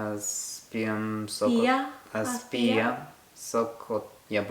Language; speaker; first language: Bulgarian; non-native, learner; French